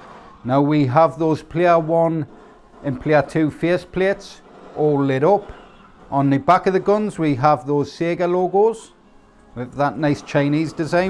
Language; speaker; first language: English; native; English